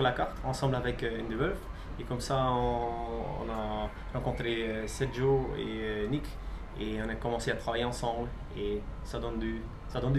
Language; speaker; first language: French; non-native, local second language; Dutch